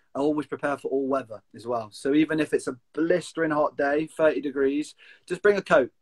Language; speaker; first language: English; native; English